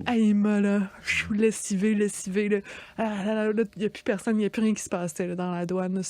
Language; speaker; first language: French; native; French